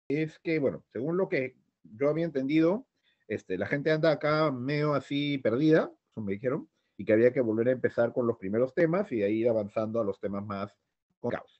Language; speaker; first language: Spanish; native; Spanish